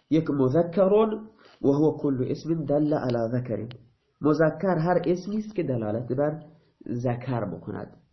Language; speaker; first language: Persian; non-native, local second language; Baluchi